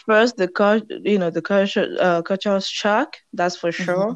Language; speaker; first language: English; non-native, fluent; French